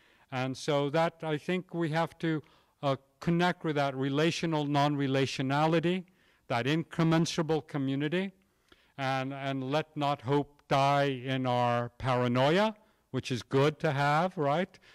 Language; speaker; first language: English; native; English